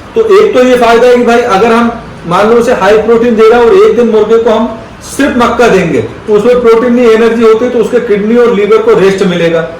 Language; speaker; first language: Hindi; native; Hindi